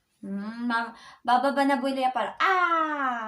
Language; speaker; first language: Turkish; non-native, learner; Filipino